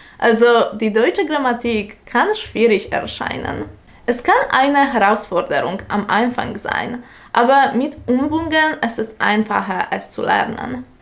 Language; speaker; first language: German; non-native, fluent; Polish